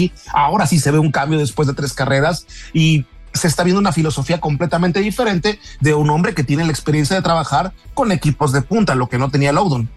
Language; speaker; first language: Spanish; native; Spanish